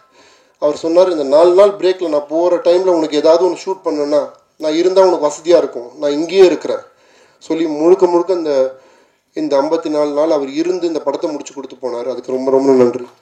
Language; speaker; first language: Tamil; native; Tamil